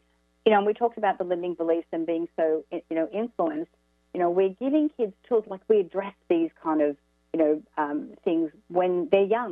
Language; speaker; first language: English; native; English